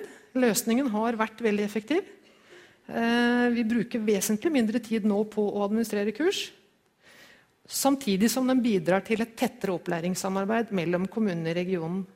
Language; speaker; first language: Norwegian; native; Norwegian